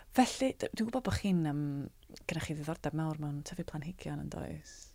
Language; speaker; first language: Welsh; native; Welsh